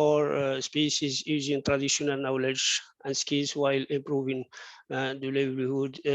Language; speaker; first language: English; non-native, fluent; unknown